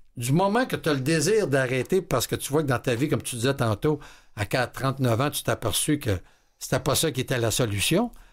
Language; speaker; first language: French; native; French